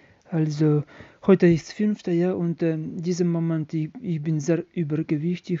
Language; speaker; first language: German; non-native, learner; Ukrainian